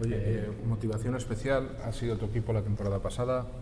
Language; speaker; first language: Spanish; native; Spanish